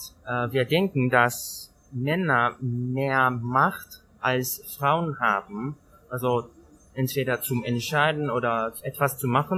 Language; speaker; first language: German; non-native, learner; Thai